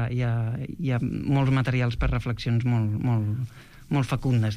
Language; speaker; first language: Catalan; native; Catalan